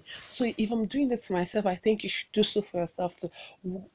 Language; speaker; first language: English; non-native, local second language; Igbo